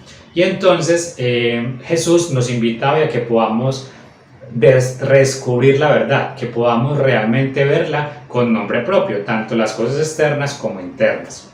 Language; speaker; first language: Spanish; native; Spanish